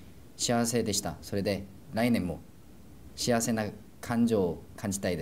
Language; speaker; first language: Japanese; non-native, fluent; Korean